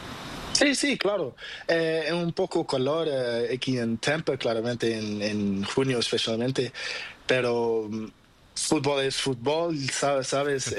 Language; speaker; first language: Spanish; non-native, learner; Portuguese